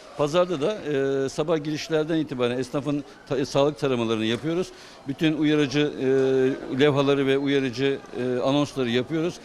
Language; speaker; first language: Turkish; native; Turkish